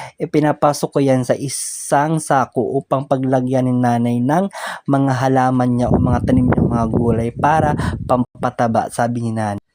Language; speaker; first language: Filipino; non-native, local second language; Waray